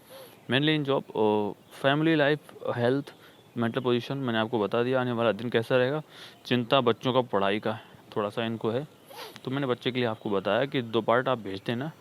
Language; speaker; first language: Hindi; native; Hindi